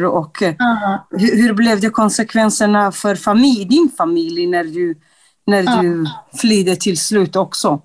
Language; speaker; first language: Swedish; non-native, fluent; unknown